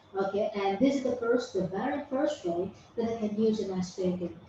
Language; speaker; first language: English; non-native, fluent; Vietnamese